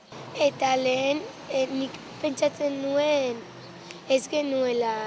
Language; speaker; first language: Basque; non-native, local second language; Spanish